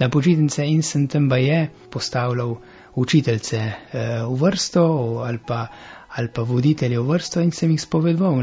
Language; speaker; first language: Slovenian; early bilingual, heritage; Slovenian